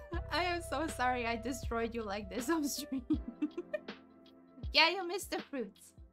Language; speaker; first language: English; non-native, fluent; Hungarian